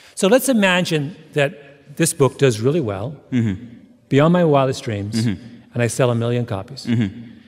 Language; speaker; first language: English; native; English